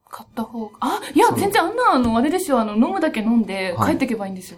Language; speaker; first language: Japanese; native; Japanese